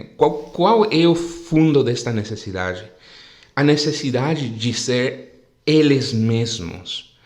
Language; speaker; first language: Portuguese; non-native, fluent; Spanish